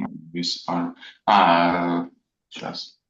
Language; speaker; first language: English; non-native, learner; Russian